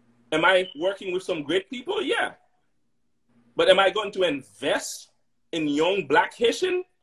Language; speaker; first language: English; non-native, fluent; Haitian Creole